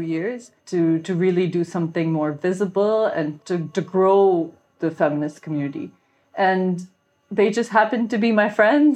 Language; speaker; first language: English; non-native, local second language; Urdu